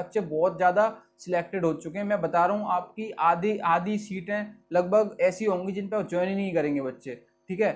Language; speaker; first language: Hindi; native; Hindi